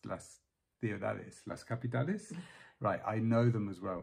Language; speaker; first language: English; native; English